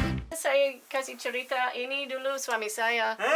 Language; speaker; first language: Indonesian; non-native, learner; English